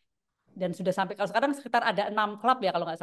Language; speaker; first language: Indonesian; native; Indonesian